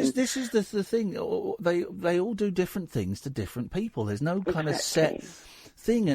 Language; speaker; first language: English; native; English